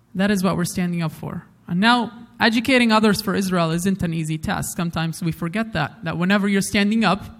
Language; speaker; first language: English; non-native, fluent; Arabic